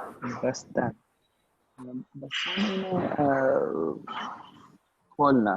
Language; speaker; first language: Persian; non-native, learner; Urdu